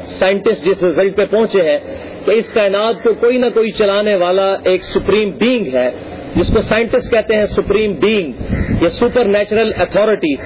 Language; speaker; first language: Urdu; non-native, local second language; Punjabi